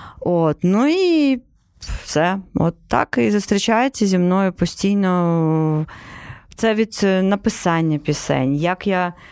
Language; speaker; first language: Ukrainian; non-native, local second language; Crimean Tatar